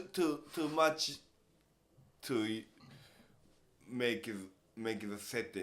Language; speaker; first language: English; non-native, learner; Japanese